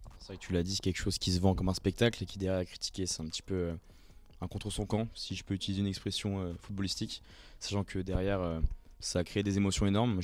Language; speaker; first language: French; native; French